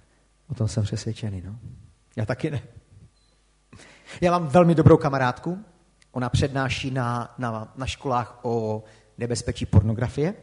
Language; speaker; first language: Czech; native; Czech